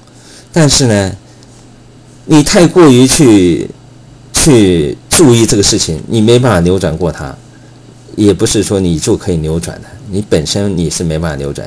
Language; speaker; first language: Chinese; native; Chinese